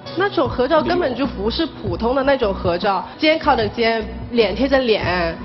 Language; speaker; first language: Chinese; native; Chinese